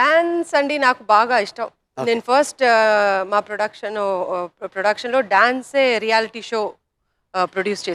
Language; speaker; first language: Telugu; non-native, local second language; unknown